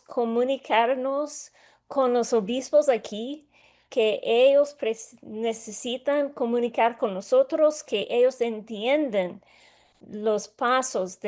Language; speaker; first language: Spanish; non-native, learner; English